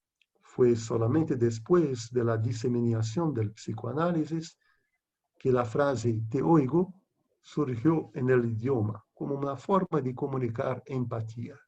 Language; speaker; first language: Spanish; non-native, learner; Portuguese